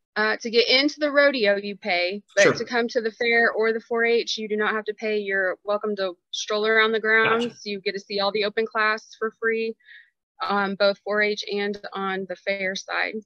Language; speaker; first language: English; native; English